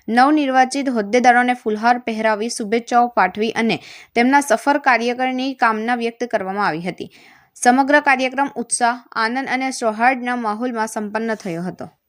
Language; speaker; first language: Gujarati; native; Gujarati